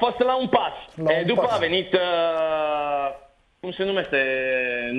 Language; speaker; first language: Romanian; non-native, learner; Italian